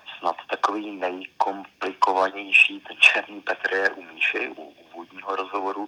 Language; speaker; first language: Czech; native; Czech